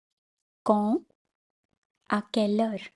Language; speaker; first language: French; non-native, fluent; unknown